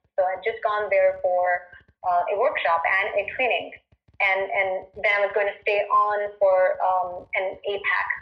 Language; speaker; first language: English; non-native, local second language; Punjabi